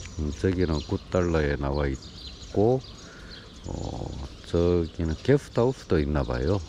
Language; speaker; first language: Korean; native; Korean